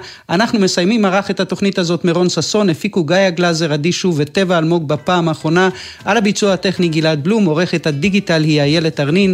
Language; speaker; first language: Hebrew; native; Hebrew